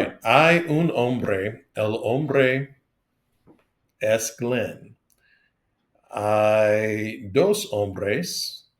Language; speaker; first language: Spanish; non-native, learner; English